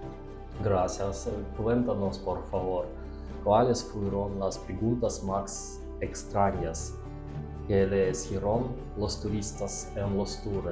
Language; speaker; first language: Spanish; non-native, learner; Russian